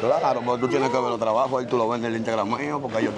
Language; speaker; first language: Spanish; native; Spanish